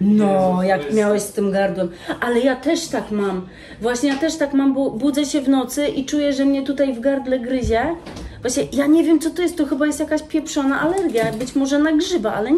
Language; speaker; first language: Polish; native; Polish